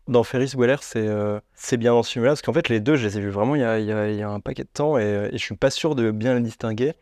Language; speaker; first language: French; native; French